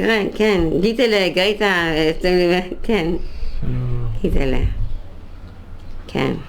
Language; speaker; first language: Hebrew; non-native, fluent; Dutch